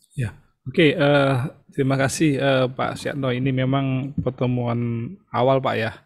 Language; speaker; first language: Indonesian; native; Indonesian